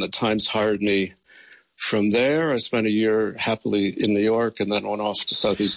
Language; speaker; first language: English; native; English